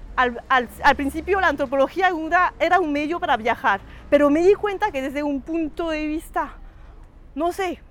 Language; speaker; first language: Spanish; non-native, fluent; French